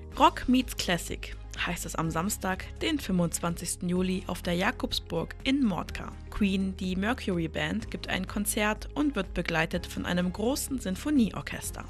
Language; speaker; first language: German; native; German